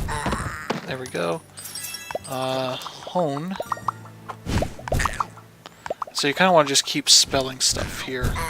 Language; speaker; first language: English; native; English